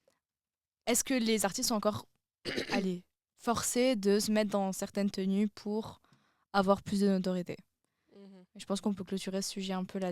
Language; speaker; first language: French; native; French